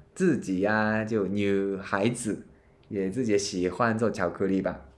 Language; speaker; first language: Chinese; non-native, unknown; Japanese